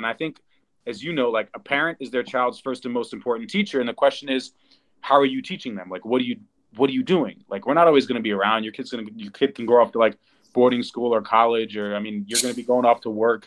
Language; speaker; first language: English; native; English